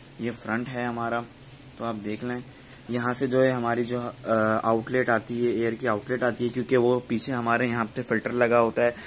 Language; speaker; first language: Urdu; native; Urdu